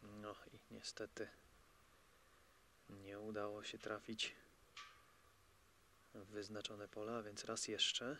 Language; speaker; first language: Polish; native; Polish